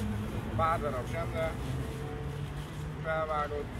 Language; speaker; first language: Hungarian; native; Hungarian